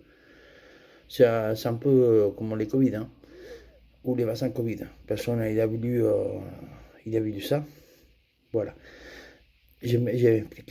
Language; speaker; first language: French; non-native, fluent; Spanish